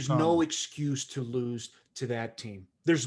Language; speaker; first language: English; native; English